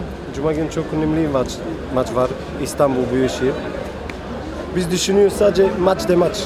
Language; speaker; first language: Turkish; non-native, learner; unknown